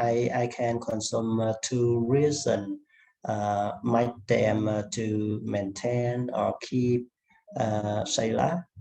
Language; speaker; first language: English; non-native, learner; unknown